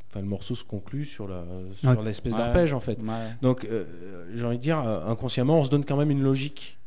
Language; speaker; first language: French; native; French